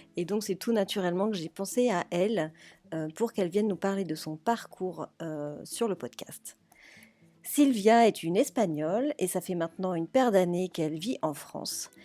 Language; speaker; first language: French; native; French